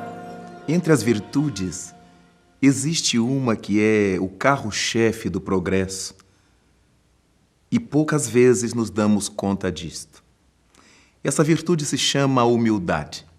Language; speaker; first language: Portuguese; native; Portuguese